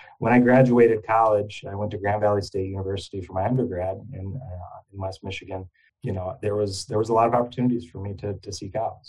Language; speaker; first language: English; native; English